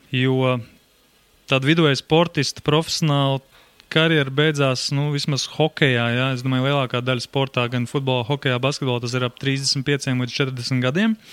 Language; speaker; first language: Latvian; native; Latvian